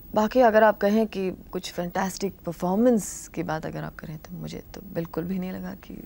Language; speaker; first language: Hindi; non-native, local second language; Telugu